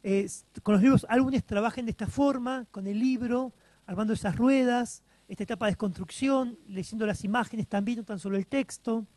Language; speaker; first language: Spanish; native; Spanish